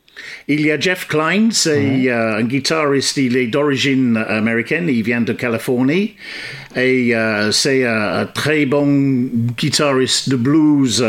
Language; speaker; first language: French; non-native, fluent; English